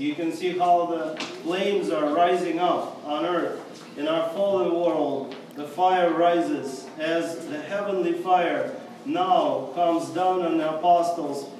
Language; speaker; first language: English; non-native, fluent; Russian